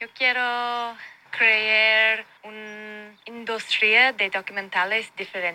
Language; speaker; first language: Spanish; non-native, learner; English